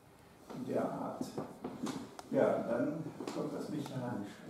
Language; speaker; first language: German; native; German